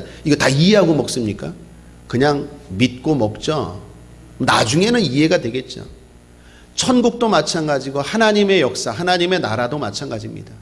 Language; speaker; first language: Korean; native; Korean